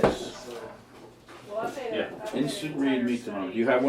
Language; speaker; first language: English; native; English